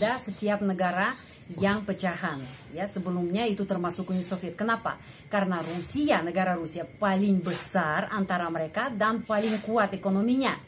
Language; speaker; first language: Indonesian; non-native, fluent; Russian